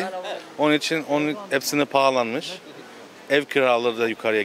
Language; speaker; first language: Turkish; early bilingual, heritage; Turkish